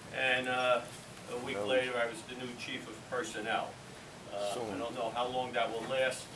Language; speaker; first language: English; native; English